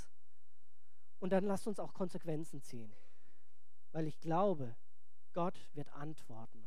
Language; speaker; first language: German; native; German